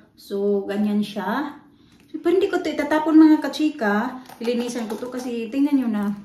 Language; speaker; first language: Filipino; non-native, local second language; Waray